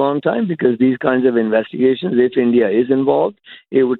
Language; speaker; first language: English; non-native, local second language; Punjabi